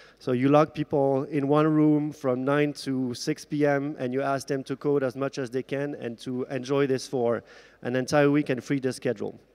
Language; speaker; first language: English; non-native, fluent; French